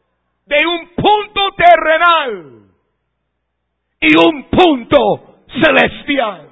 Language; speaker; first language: Spanish; non-native, fluent; English